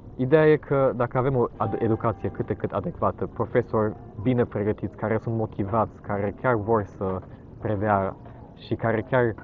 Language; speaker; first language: Romanian; non-native, fluent; German